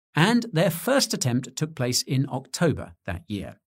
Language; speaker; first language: English; native; English